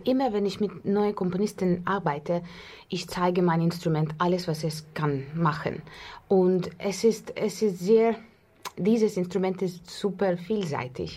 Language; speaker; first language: German; non-native, learner; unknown